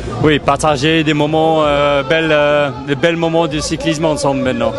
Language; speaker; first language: French; non-native, fluent; English